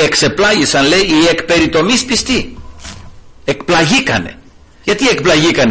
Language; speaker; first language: Greek; native; Greek